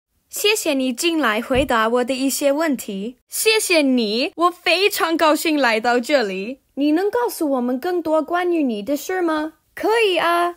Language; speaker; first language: Chinese; non-native, learner; English